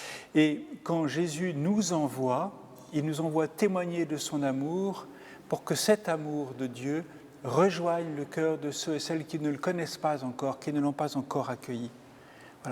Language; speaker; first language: French; native; French